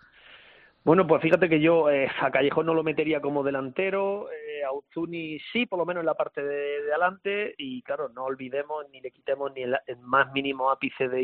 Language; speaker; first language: Spanish; native; Spanish